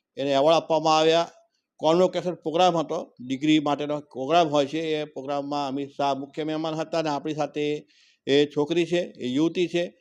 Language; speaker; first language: Gujarati; native; Gujarati